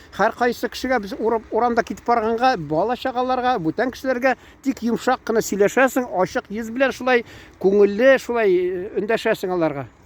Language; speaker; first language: Tatar; native; Tatar